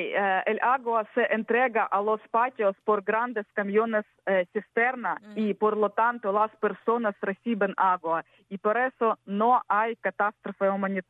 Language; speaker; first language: Spanish; non-native, learner; Ukrainian